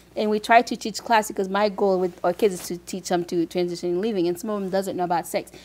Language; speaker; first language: English; early bilingual, other home language; Haitian Creole